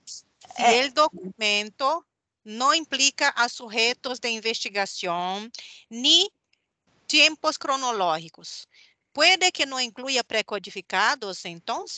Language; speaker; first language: Spanish; non-native, fluent; Portuguese